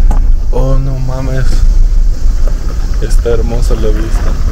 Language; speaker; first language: Spanish; non-native, fluent; Russian